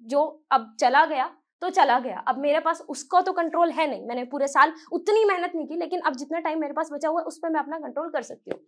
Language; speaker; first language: Hindi; native; Hindi